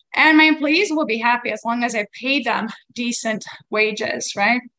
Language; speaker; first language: English; non-native, fluent; Swedish